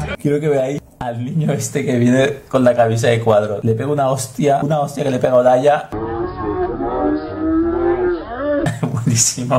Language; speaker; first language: Spanish; native; Spanish